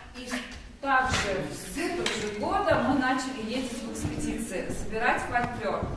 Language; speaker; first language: Russian; native; Russian